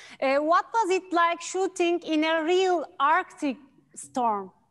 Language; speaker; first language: English; non-native, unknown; Turkish